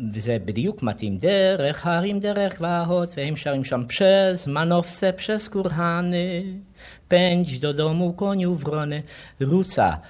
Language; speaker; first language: Hebrew; non-native, fluent; Polish